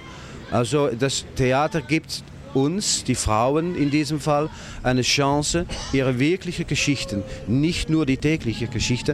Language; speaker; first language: German; non-native, fluent; Dutch